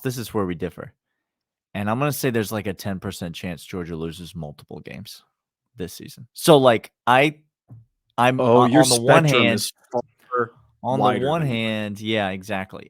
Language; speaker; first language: English; native; English